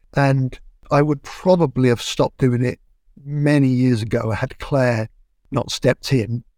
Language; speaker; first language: English; native; English